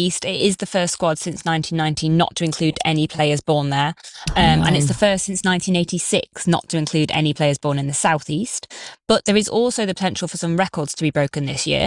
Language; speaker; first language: English; native; English